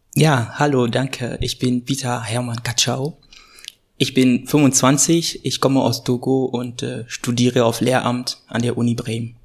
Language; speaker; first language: German; non-native, fluent; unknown